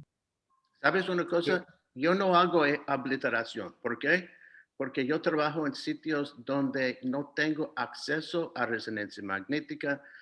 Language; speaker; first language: Spanish; non-native, fluent; English